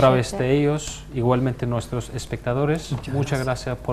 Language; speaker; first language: Spanish; non-native, fluent; Turkish